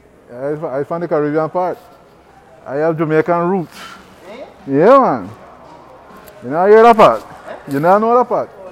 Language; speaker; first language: English; non-native, fluent; Spanish